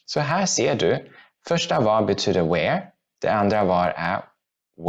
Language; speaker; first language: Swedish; non-native, fluent; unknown